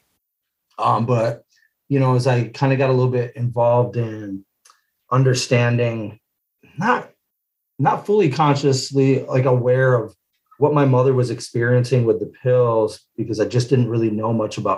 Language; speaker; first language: English; native; English